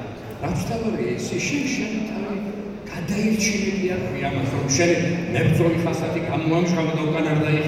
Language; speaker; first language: Georgian; native; Georgian